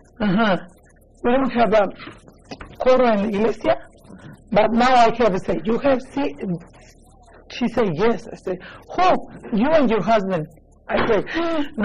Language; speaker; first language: English; non-native, learner; Spanish